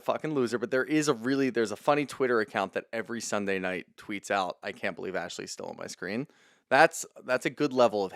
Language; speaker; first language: English; native; English